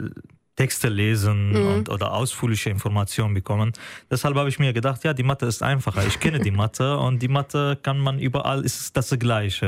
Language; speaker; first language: German; non-native, fluent; Arabic